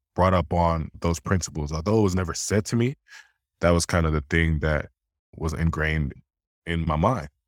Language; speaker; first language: English; early bilingual, other home language; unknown